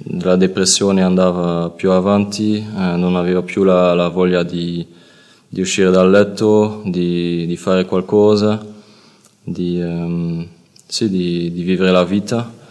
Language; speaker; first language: Italian; non-native, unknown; Dutch